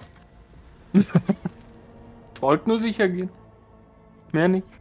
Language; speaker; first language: German; native; German